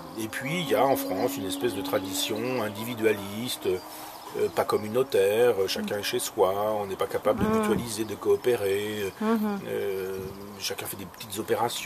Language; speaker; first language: French; native; French